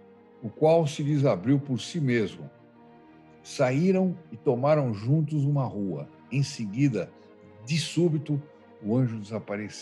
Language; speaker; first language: Portuguese; native; Portuguese